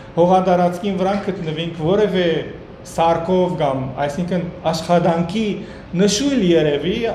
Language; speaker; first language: Armenian; early bilingual, heritage; Armenian